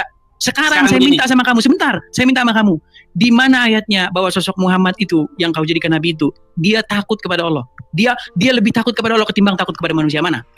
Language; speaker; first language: Indonesian; native; Indonesian